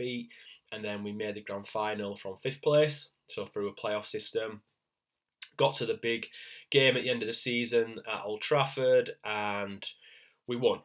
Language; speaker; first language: English; native; English